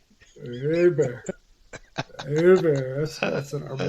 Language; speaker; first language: English; native; English